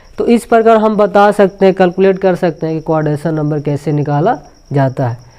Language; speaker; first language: Hindi; native; Hindi